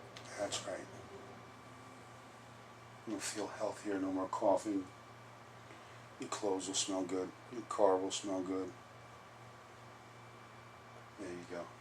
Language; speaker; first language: English; native; English